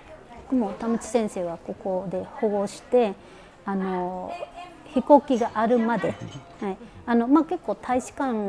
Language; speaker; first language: Japanese; non-native, fluent; Vietnamese